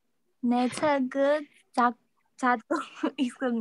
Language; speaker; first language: Korean; non-native, learner; Burmese